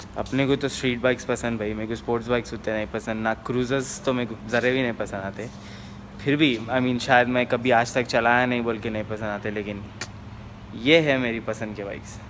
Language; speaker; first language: Hindi; native; Hindi